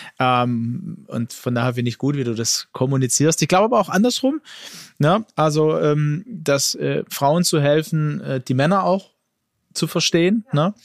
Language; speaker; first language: German; early bilingual, other home language; Greek